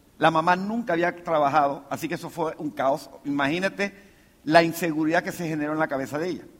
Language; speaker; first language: Spanish; native; Spanish